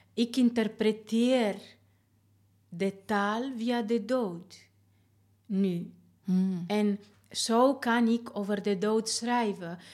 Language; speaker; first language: Dutch; non-native, fluent; Romanian